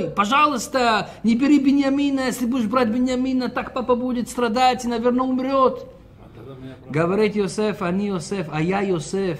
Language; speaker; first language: Russian; early bilingual, heritage; Russian